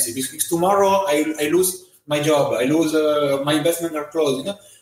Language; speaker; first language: English; non-native, fluent; Italian